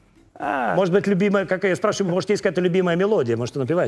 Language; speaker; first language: Russian; native; Russian